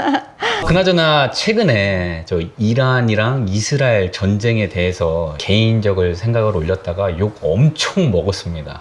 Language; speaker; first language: Korean; native; Korean